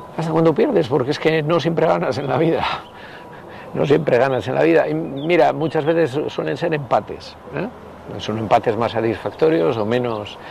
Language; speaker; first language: Spanish; native; Spanish